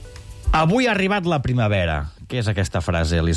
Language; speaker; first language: Catalan; native; Catalan